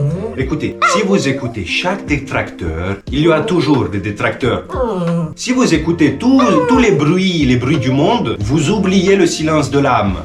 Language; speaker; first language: French; non-native, fluent; Romanian